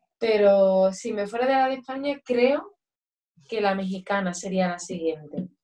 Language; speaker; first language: Spanish; native; Spanish